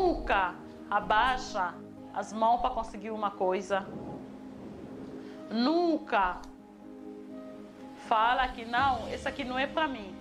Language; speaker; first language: Portuguese; non-native, fluent; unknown